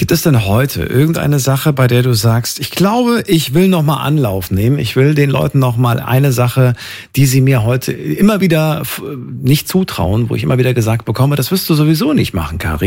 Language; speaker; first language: German; native; German